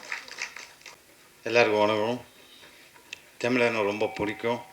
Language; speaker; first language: Tamil; non-native, learner; Kannada